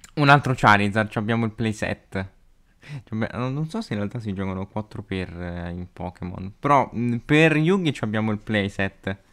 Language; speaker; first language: Italian; native; Italian